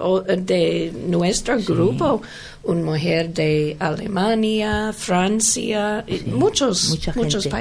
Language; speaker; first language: Spanish; non-native, learner; English